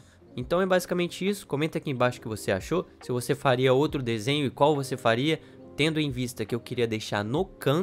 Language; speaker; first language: Portuguese; native; Portuguese